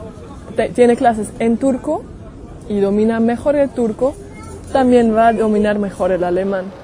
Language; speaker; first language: Spanish; non-native, fluent; German